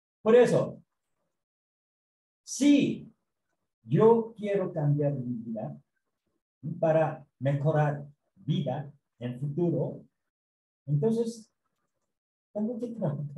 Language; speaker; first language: Spanish; non-native, learner; Korean